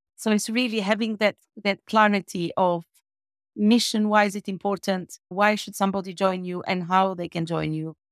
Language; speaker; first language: English; non-native, fluent; Albanian